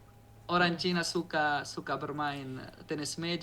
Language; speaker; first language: Indonesian; non-native, learner; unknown